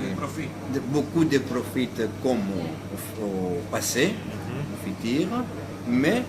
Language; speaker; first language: French; non-native, fluent; Greek